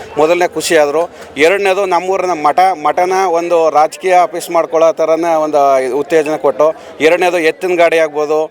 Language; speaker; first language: Kannada; native; Kannada